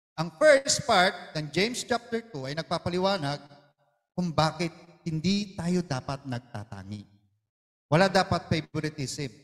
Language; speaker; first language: Filipino; non-native, local second language; Iloko